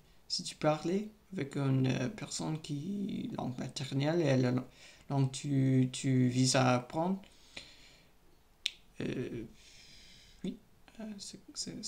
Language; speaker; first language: French; non-native, learner; English